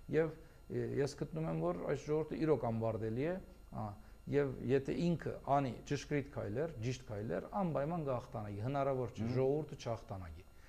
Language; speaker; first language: Armenian; early bilingual, heritage; Armenian